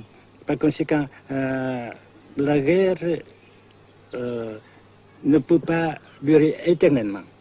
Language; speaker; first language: French; non-native, fluent; Vietnamese